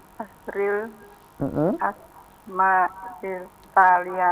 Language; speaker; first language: Arabic; non-native, learner; Indonesian